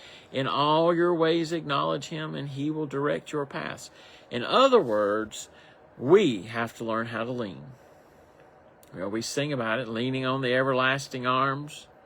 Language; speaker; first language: English; native; English